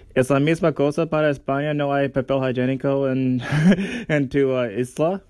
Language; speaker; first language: Spanish; non-native, learner; English